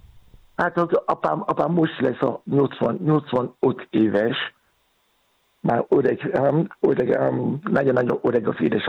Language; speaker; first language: Hungarian; non-native, learner; Yoruba